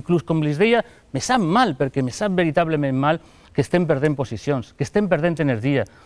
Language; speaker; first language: Catalan; non-native, local second language; Spanish